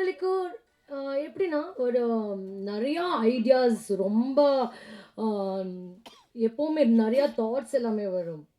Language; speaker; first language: Tamil; non-native, learner; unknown